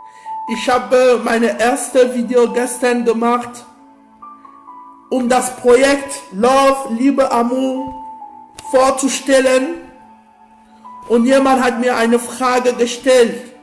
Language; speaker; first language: German; non-native, fluent; French